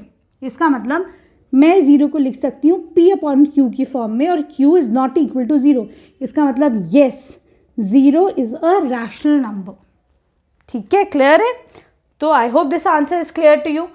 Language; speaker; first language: Hindi; native; Hindi